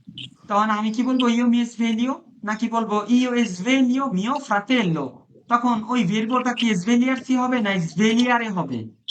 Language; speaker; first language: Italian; non-native, fluent; Bangla